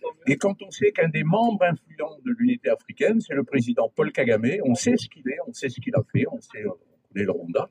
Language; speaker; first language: French; native; French